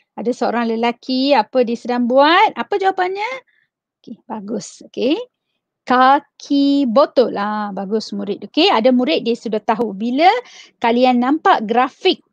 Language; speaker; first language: Malay; non-native, local second language; Tamil